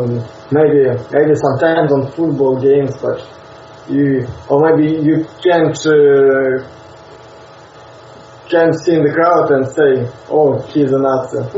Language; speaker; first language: English; non-native, learner; Russian